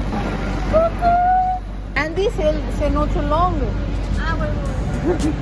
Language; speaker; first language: French; non-native, fluent; Hindi